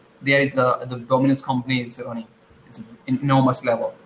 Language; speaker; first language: English; non-native, learner; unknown